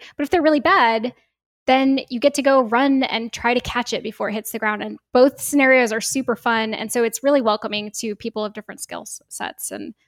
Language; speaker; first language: English; native; English